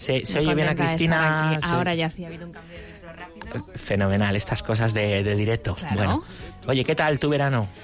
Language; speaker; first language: Spanish; native; Spanish